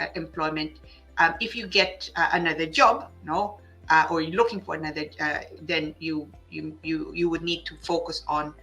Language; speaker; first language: English; non-native, local second language; Filipino